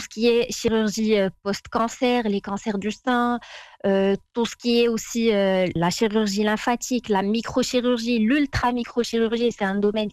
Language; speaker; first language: French; non-native, local second language; Arabic